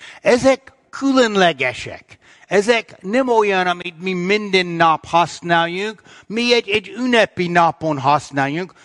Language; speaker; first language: Hungarian; non-native, fluent; English